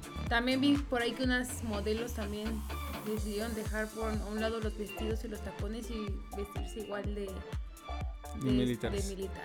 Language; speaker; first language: Spanish; native; Spanish